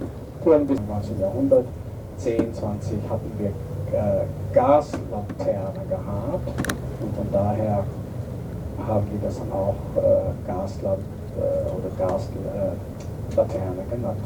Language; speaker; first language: German; non-native, fluent; English